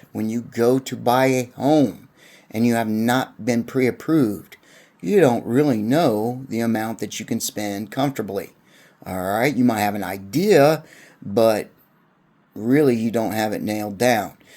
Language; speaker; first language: English; native; English